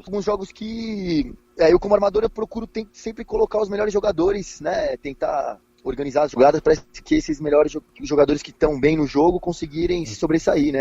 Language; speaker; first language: Portuguese; native; Portuguese